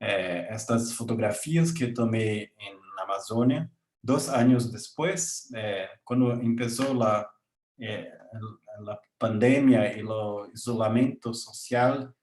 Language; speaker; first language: Spanish; non-native, learner; Portuguese